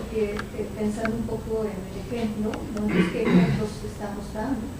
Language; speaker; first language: Spanish; native; Spanish